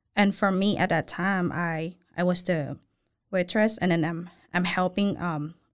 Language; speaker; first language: English; non-native, learner; Thai